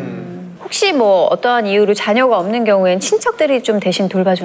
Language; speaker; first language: Korean; native; Korean